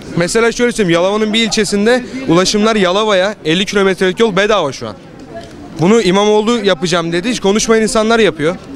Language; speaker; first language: Turkish; native; Turkish